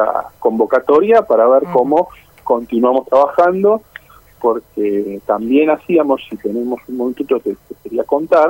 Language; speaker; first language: Spanish; native; Spanish